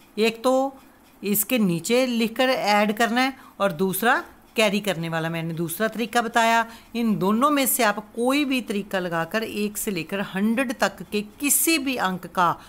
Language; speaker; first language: Hindi; non-native, local second language; Punjabi